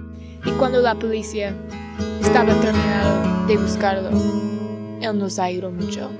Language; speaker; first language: Spanish; non-native, learner; English